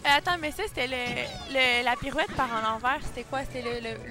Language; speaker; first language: French; native; French